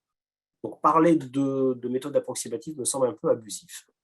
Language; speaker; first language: French; native; French